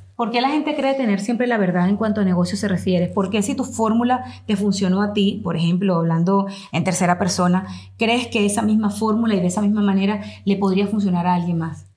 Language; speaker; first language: Spanish; native; Spanish